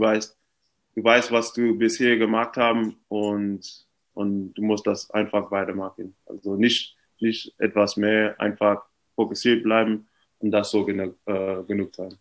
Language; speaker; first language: German; non-native, fluent; English